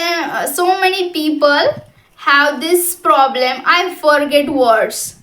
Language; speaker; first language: English; non-native, local second language; Hindi